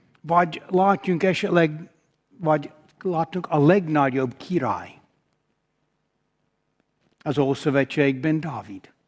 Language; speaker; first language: Hungarian; non-native, fluent; English